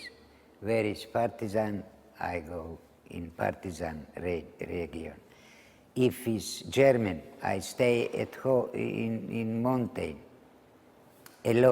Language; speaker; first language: English; non-native, learner; Ladino